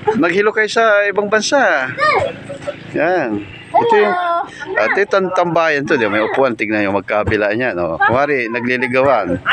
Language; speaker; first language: Filipino; non-native, local second language; Cebuano